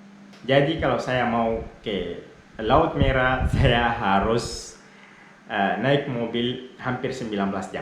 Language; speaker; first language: Indonesian; non-native, fluent; Arabic